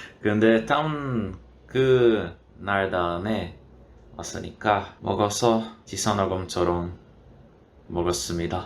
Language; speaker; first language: Korean; non-native, learner; Portuguese